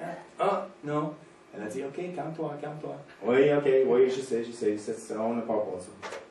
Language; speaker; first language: French; non-native, fluent; English